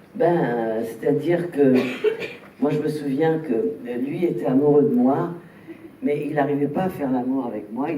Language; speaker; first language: French; native; French